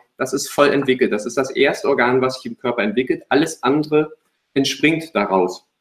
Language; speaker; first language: German; native; German